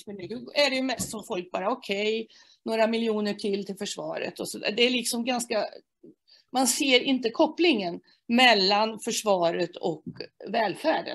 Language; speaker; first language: Swedish; native; Swedish